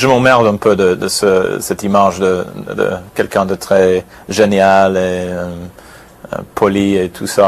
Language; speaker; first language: French; non-native, fluent; English